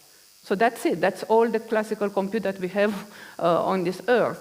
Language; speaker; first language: English; non-native, fluent; Romanian